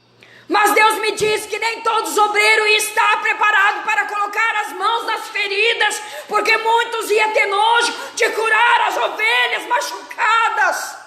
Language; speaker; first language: Portuguese; native; Portuguese